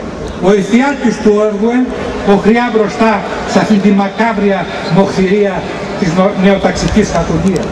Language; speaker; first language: Greek; native; Greek